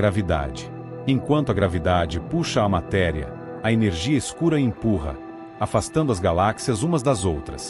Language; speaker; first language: Portuguese; native; Portuguese